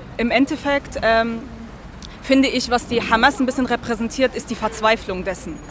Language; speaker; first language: German; early bilingual, other home language; Arabic